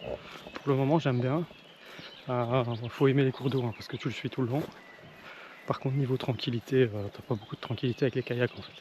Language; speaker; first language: French; native; French